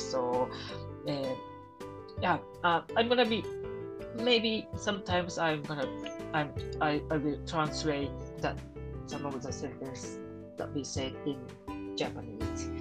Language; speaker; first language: English; non-native, learner; Japanese